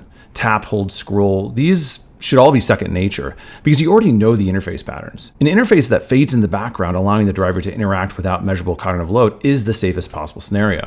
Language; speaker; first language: English; native; English